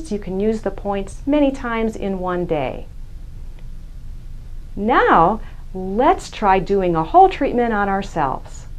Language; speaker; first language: English; native; English